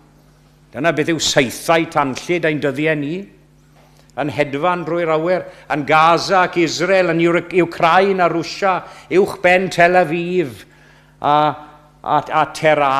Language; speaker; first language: Welsh; native; Welsh